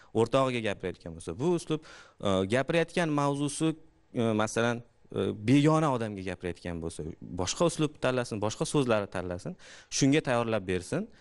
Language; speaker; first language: Uzbek; native; Uzbek